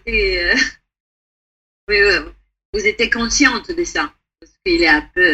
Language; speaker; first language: French; non-native, fluent; Italian